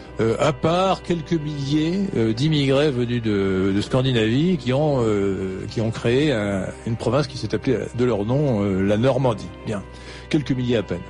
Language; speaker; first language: French; native; French